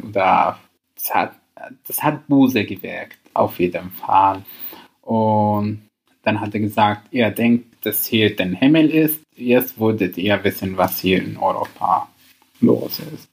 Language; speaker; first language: German; non-native, learner; Arabic